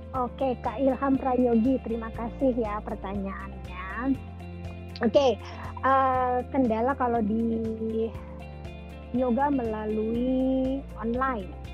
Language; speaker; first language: Indonesian; native; Indonesian